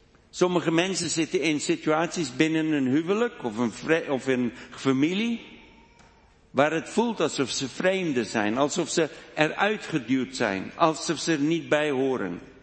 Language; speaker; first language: Dutch; non-native, fluent; English